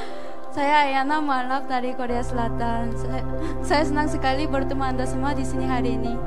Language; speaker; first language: Indonesian; non-native, fluent; Korean